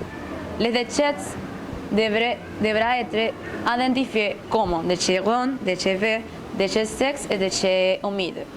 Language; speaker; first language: French; non-native, learner; Spanish